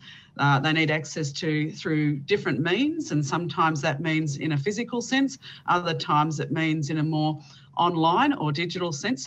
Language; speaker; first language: English; native; English